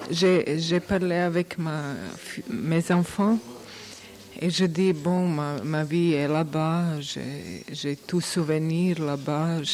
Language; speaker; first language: French; non-native, learner; Bosnian